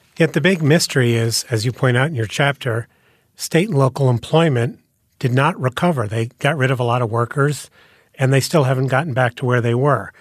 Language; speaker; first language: English; native; English